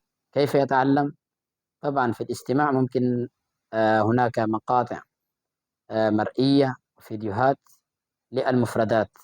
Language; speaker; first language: Arabic; non-native, fluent; Urdu